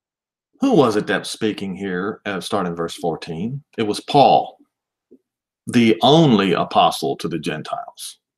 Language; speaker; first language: English; native; English